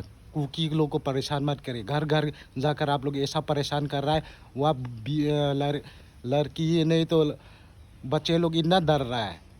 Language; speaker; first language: Hindi; non-native, local second language; Thado Chin